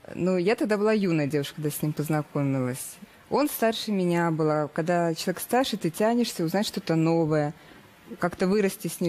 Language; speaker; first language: Russian; native; Russian